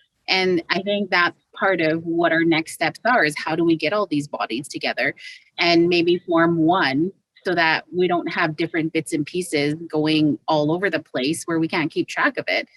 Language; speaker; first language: English; native; English